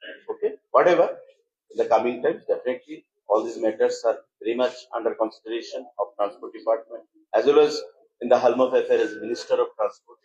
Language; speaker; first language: English; non-native, local second language; Bangla